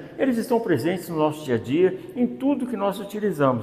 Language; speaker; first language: Portuguese; native; Portuguese